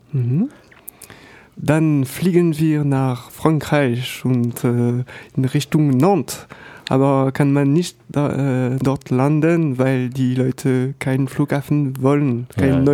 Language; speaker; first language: German; non-native, learner; French